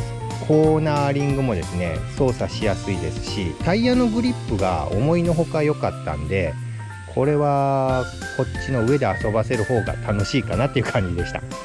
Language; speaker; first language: Japanese; native; Japanese